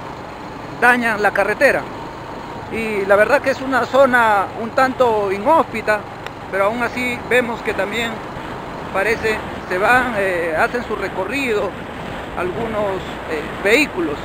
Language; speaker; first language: Spanish; native; Spanish